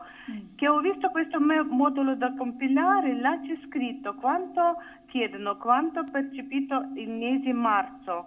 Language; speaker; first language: Italian; non-native, learner; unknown